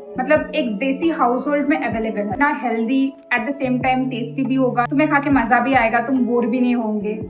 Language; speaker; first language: Hindi; non-native, local second language; Bangla